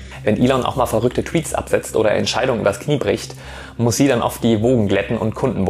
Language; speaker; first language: German; native; German